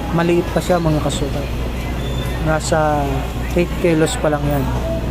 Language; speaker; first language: Filipino; native; Filipino